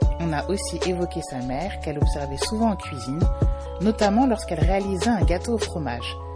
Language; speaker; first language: French; native; French